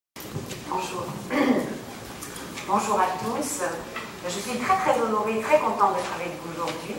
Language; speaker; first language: French; native; French